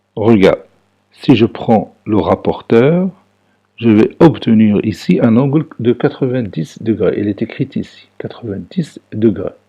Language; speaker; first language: French; non-native, local second language; Arabic